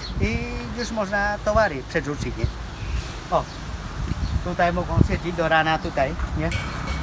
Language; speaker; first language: Polish; non-native, learner; Khmer